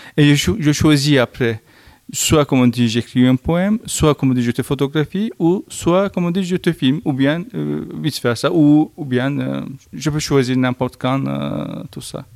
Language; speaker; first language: French; non-native, fluent; Turkish